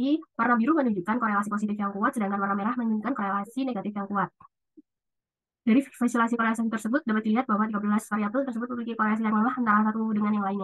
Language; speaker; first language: Indonesian; native; Indonesian